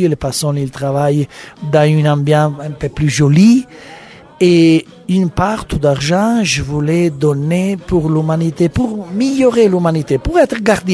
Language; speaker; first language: French; non-native, learner; Italian